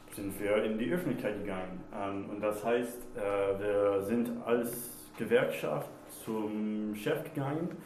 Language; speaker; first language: German; non-native, fluent; English